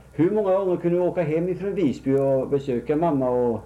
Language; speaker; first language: Swedish; native; Swedish